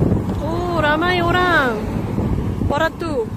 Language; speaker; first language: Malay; non-native, learner; Korean